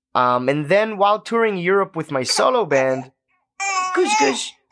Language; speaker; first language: English; non-native, fluent; Hebrew